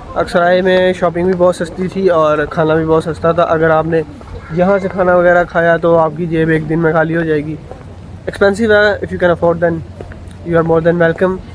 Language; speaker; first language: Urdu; non-native, local second language; Punjabi